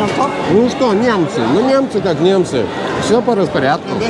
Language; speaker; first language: Russian; non-native, local second language; Lithuanian